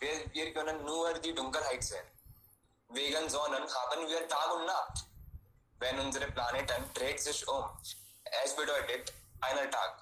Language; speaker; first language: German; non-native, learner; Hindi